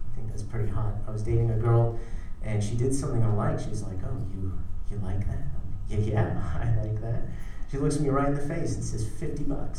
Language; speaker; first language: English; native; English